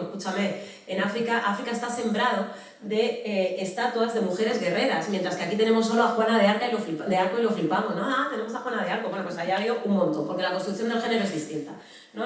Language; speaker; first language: Spanish; native; Spanish